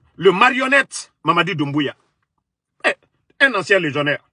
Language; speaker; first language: French; non-native, local second language; Mandingo